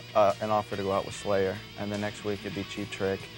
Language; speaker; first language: English; native; English